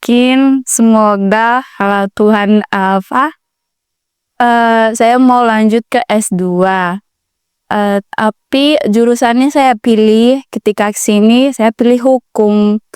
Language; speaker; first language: Indonesian; non-native, learner; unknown